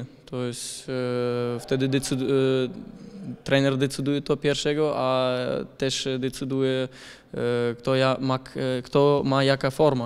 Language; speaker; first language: Polish; non-native, learner; German